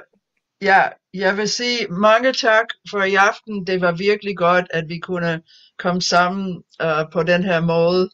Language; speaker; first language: Danish; non-native, fluent; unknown